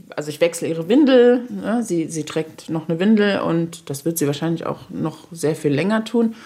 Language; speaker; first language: German; native; German